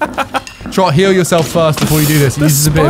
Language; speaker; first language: English; native; English